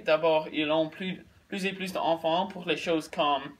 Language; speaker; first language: French; non-native, learner; English